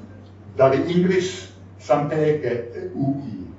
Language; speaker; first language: Indonesian; non-native, fluent; English